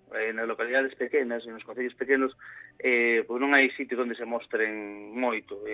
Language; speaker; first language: Galician; native; Galician